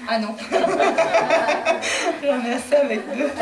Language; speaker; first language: French; non-native, fluent; Spanish